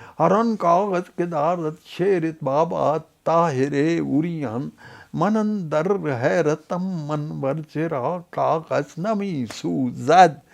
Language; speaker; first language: Urdu; non-native, local second language; Punjabi